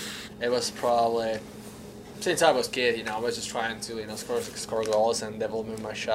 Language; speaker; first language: English; non-native, learner; Czech